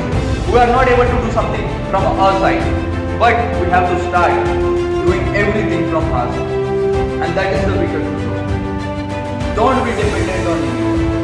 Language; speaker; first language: English; non-native, local second language; Marathi